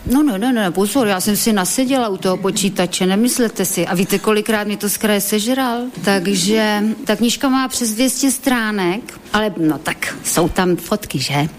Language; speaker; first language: Czech; native; Czech